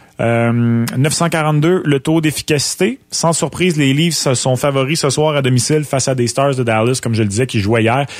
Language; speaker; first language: French; native; French